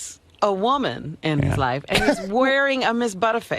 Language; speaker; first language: English; native; English